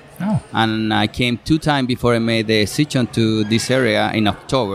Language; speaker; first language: English; non-native, fluent; Spanish